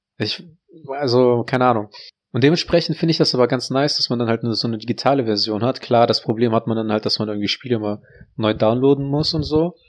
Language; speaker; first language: German; early bilingual, other home language; Russian